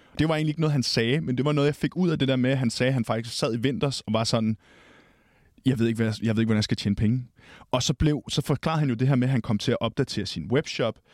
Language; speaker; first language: Danish; native; Danish